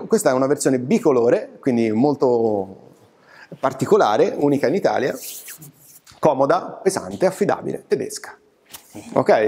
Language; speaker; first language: Italian; native; Italian